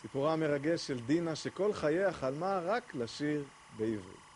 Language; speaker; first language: Hebrew; native; Hebrew